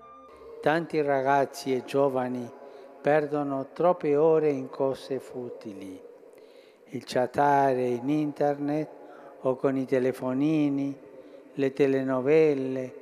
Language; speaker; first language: Italian; early bilingual, heritage; Spanish